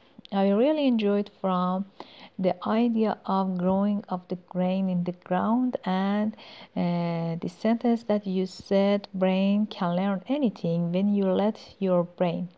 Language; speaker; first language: English; non-native, learner; Persian